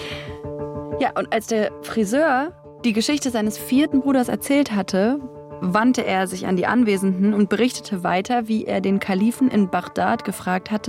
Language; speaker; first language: German; native; German